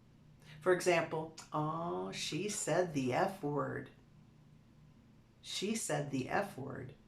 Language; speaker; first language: English; native; English